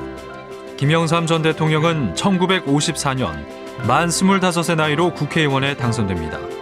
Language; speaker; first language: Korean; native; Korean